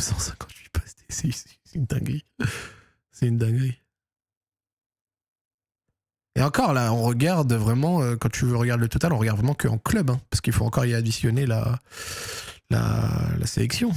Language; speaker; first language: French; native; French